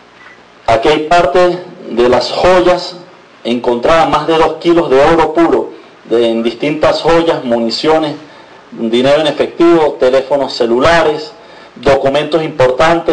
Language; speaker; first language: Spanish; native; Spanish